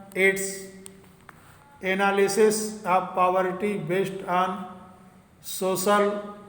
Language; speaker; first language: English; non-native, local second language; Hindi